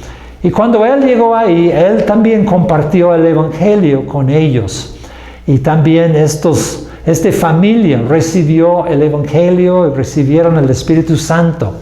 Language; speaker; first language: Spanish; non-native, fluent; English